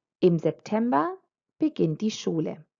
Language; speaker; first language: German; non-native, fluent; Croatian